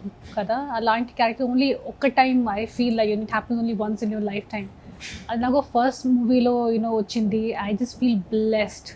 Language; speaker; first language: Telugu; non-native, fluent; Hindi